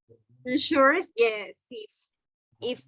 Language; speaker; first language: English; non-native, learner; Spanish